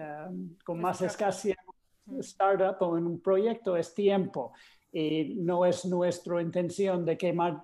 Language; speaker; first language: Spanish; non-native, fluent; English